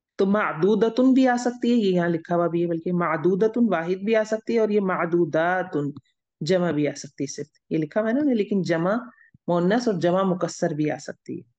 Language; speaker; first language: Urdu; native; Urdu